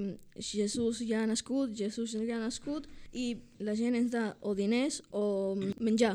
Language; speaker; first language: Catalan; early bilingual, other home language; Georgian